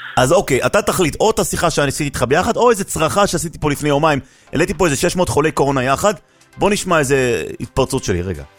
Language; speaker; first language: Hebrew; native; Hebrew